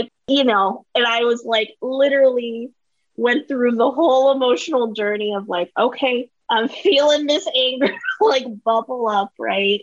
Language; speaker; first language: English; native; English